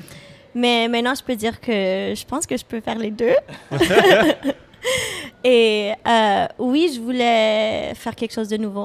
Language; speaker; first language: French; non-native, fluent; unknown